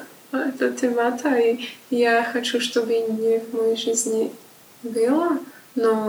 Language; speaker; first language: Russian; non-native, learner; Slovak